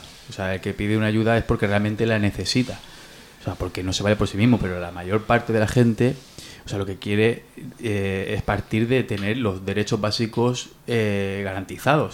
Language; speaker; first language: Spanish; native; Spanish